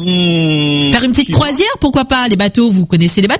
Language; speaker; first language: French; native; French